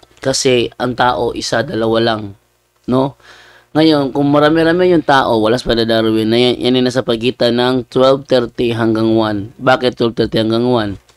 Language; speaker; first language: Filipino; native; Filipino